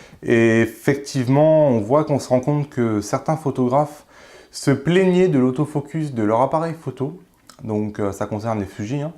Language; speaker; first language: French; native; French